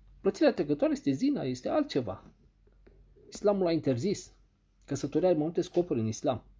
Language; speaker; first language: Romanian; non-native, fluent; Arabic